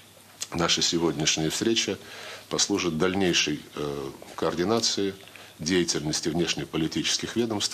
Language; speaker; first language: Russian; native; Russian